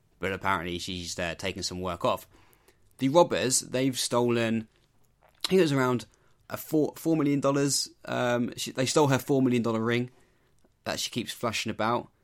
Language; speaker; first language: English; native; English